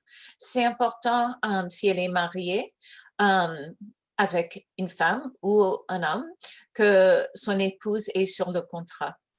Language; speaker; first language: French; early bilingual, heritage; English